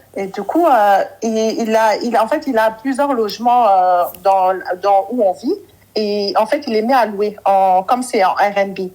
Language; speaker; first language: French; early bilingual, other home language; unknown